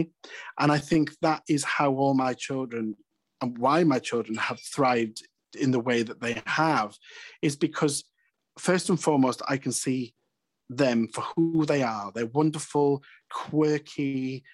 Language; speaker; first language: English; native; English